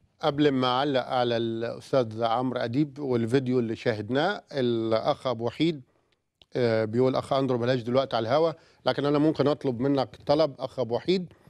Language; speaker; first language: Arabic; native; Arabic